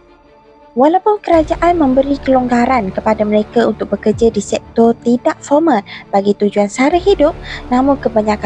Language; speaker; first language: Malay; native; Malay